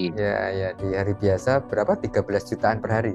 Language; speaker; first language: Indonesian; native; Indonesian